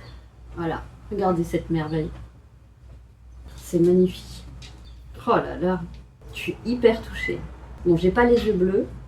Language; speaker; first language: French; native; French